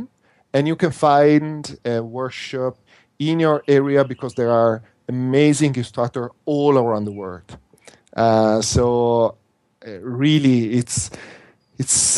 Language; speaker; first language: English; non-native, fluent; Italian